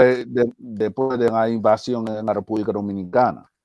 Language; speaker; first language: Spanish; early bilingual, heritage; English